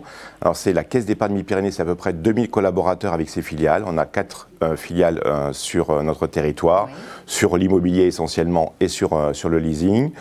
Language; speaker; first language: French; native; French